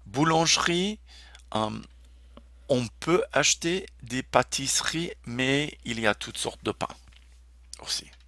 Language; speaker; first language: French; non-native, fluent; English